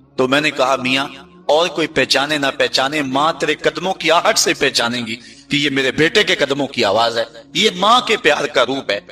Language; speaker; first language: Urdu; non-native, local second language; Punjabi